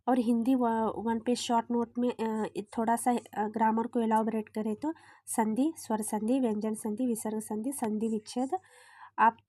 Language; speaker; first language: Hindi; non-native, local second language; Kannada